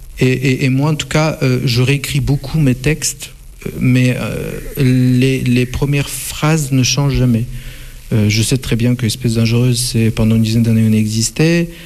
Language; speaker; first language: French; non-native, fluent; Russian